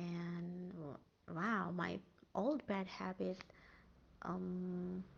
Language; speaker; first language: English; non-native, learner; Indonesian